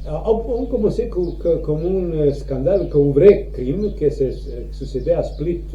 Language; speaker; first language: French; non-native, learner; Croatian